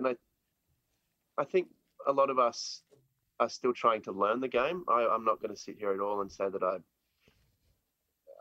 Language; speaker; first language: English; native; English